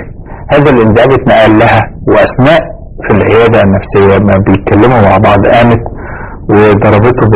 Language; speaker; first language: Arabic; native; Arabic